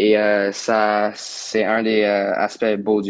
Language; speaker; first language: French; non-native, local second language; English